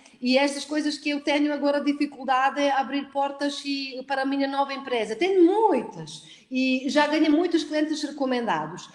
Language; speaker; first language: Portuguese; non-native, fluent; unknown